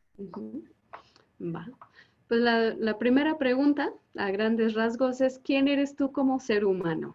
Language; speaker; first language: Spanish; native; Spanish